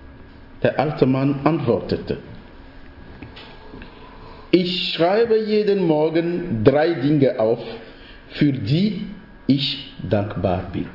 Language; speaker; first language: German; non-native, fluent; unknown